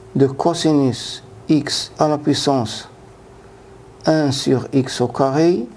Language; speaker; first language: French; non-native, local second language; Arabic